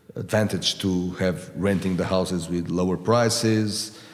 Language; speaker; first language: English; non-native, fluent; Portuguese